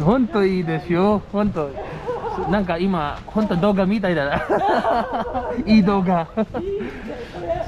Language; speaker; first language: Japanese; non-native, learner; Filipino